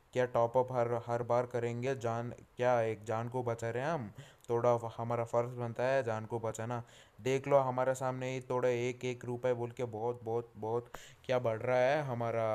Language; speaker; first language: Hindi; non-native, local second language; Telugu